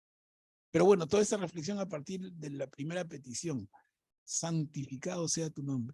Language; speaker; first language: Spanish; native; Spanish